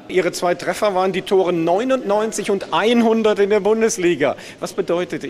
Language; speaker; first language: German; native; German